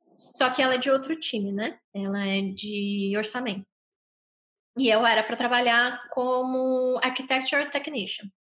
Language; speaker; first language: Portuguese; native; Portuguese